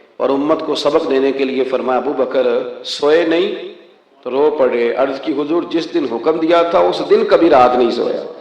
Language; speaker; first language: Urdu; non-native, local second language; Punjabi